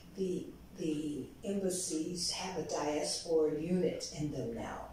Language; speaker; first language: English; native; English